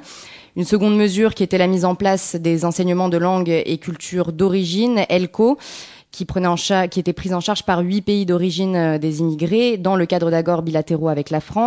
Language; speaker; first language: French; native; French